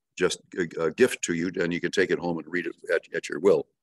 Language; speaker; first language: English; native; English